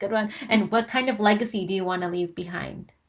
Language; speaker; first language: English; native; English